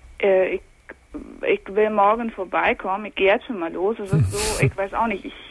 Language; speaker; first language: German; early bilingual, heritage; English